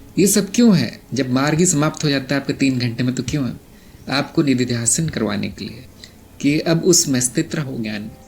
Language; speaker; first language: Hindi; non-native, local second language; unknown